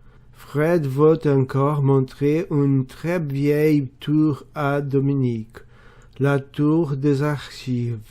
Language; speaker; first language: French; non-native, learner; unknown